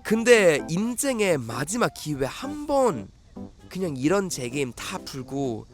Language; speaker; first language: Korean; non-native, fluent; Swedish